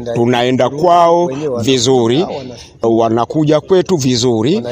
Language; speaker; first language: Swahili; non-native, local second language; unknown